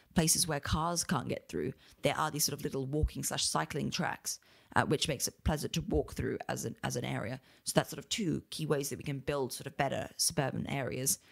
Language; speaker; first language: English; native; English